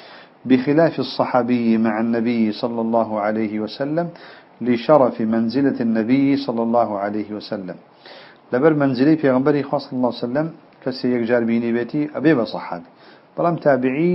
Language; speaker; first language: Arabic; non-native, fluent; Central Kurdish